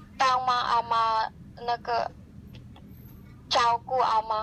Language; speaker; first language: Chinese; non-native, learner; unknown